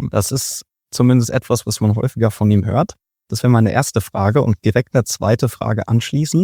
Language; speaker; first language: German; native; German